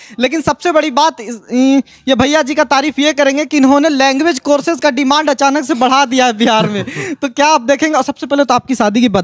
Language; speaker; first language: Hindi; native; Hindi